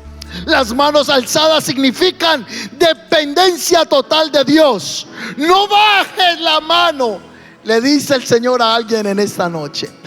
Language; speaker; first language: Spanish; native; Spanish